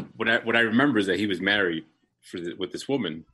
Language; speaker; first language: English; early bilingual, other home language; Spanish